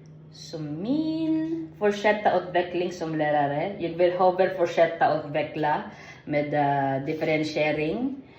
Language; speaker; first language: Swedish; non-native, learner; Filipino